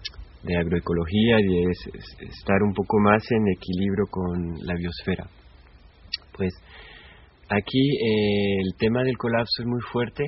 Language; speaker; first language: Spanish; non-native, fluent; French